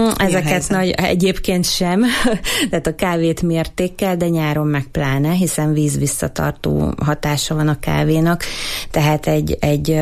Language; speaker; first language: Hungarian; native; Hungarian